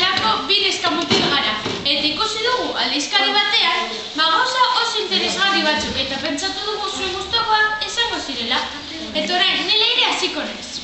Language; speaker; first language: Basque; non-native, local second language; Spanish